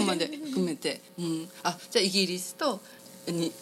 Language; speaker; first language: Japanese; native; Japanese